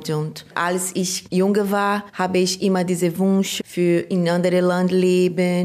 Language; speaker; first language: German; non-native, learner; Portuguese